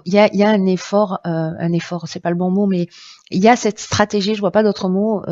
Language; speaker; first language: French; native; French